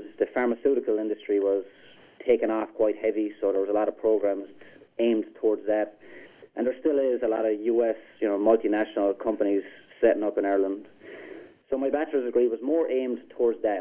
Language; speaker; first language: English; native; English